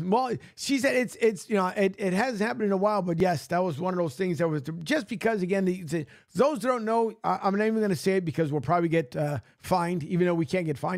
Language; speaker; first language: English; native; English